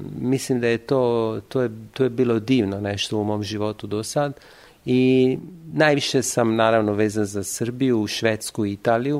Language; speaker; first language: Serbian; non-native, fluent; Italian